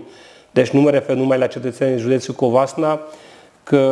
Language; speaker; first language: Romanian; non-native, local second language; Hungarian